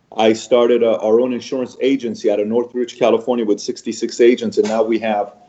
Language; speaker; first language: English; early bilingual, other home language; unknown